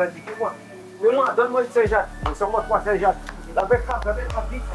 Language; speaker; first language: French; native; French